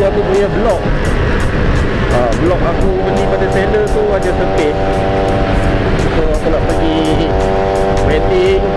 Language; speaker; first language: Malay; native; Malay